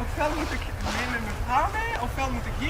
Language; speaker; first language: Dutch; native; Dutch